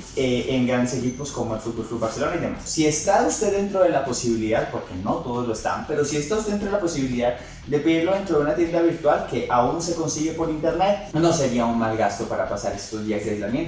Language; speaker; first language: Spanish; native; Spanish